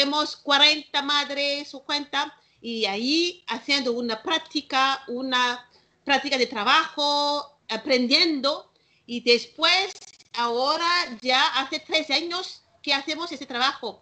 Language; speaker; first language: Spanish; non-native, learner; Malagasy